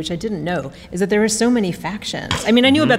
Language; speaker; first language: English; native; English